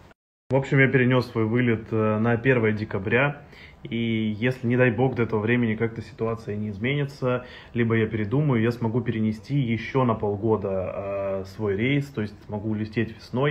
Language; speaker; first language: Russian; native; Russian